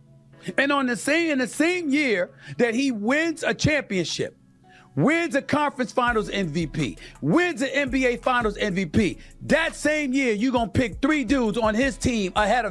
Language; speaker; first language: English; native; English